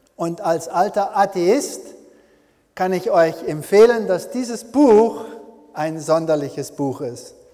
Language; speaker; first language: German; early bilingual, heritage; German